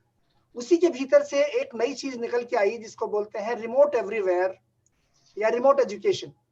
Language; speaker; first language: Hindi; native; Hindi